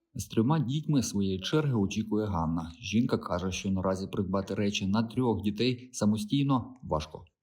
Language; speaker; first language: Ukrainian; native; Ukrainian